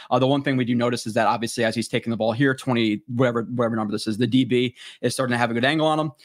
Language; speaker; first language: English; native; English